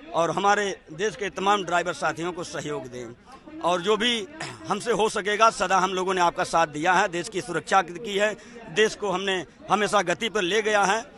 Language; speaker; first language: Hindi; native; Hindi